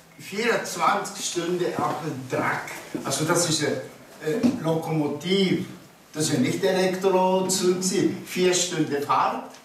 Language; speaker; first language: German; non-native, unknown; Japanese